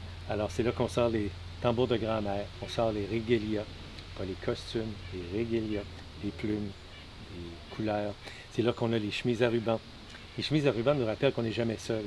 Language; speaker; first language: French; native; French